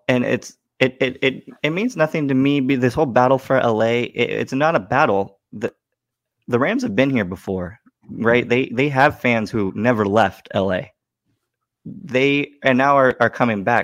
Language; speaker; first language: English; native; English